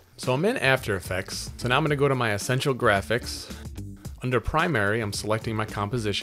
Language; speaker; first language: English; native; English